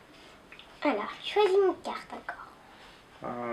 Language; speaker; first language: French; native; French